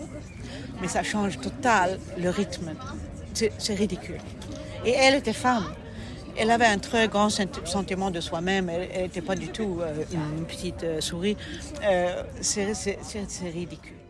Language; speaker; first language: French; non-native, fluent; German